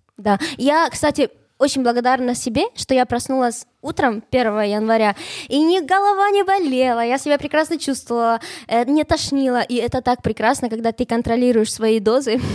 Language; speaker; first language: Russian; non-native, fluent; Spanish